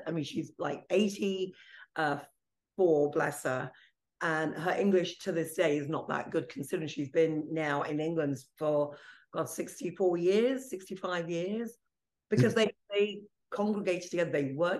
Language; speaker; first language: English; non-native, local second language; Italian